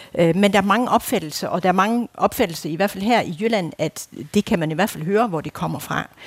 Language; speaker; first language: Danish; non-native, fluent; Dutch